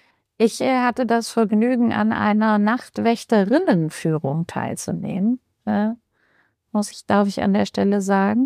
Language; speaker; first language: German; native; German